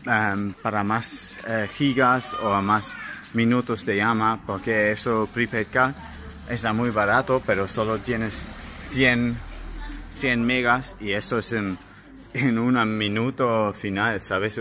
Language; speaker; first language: Spanish; non-native, learner; German